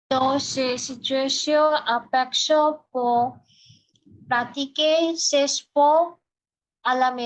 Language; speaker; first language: French; non-native, learner; Bangla